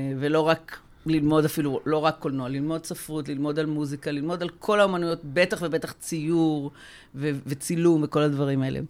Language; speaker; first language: Hebrew; native; Hebrew